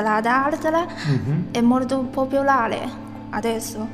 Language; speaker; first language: Italian; non-native, learner; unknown